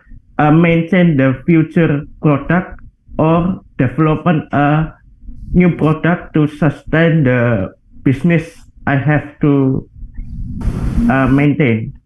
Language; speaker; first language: English; non-native, learner; Indonesian